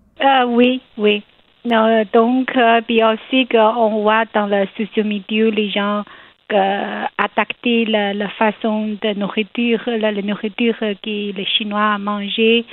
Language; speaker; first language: French; non-native, learner; Chinese